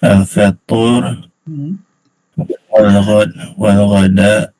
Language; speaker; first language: Arabic; non-native, learner; Indonesian